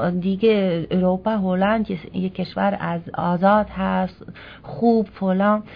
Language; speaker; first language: Persian; non-native, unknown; Dutch